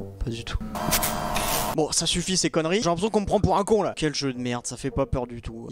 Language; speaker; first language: French; native; French